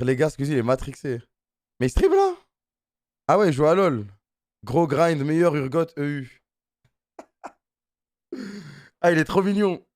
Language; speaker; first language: French; native; French